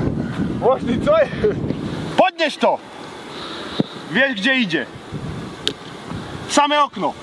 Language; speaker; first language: Polish; native; Polish